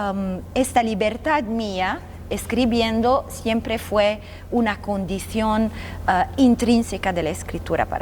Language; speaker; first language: Spanish; non-native, fluent; Arabic